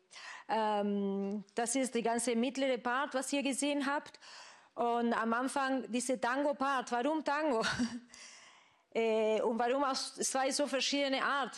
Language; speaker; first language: German; non-native, fluent; Spanish